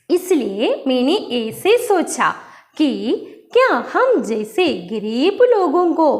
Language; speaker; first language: Hindi; non-native, local second language; Malayalam